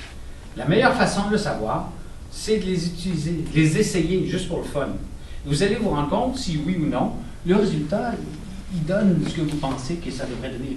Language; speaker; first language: French; native; French